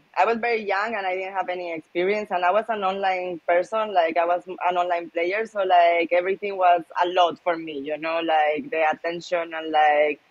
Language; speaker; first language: English; non-native, fluent; Spanish